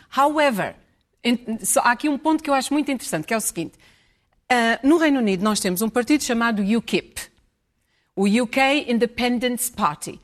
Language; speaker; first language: Portuguese; early bilingual, heritage; Portuguese